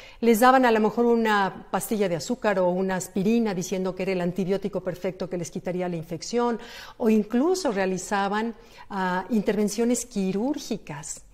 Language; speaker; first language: Spanish; native; Spanish